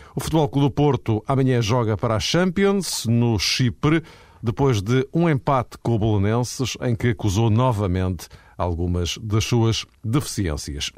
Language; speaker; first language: Portuguese; native; Portuguese